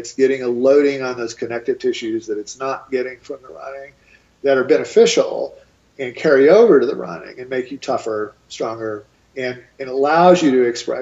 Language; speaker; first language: English; native; English